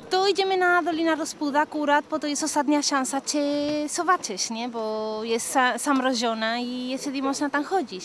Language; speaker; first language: Polish; non-native, learner; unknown